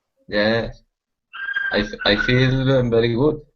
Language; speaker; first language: English; non-native, learner; Spanish